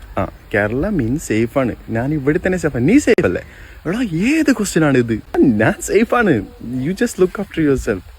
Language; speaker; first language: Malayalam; non-native, local second language; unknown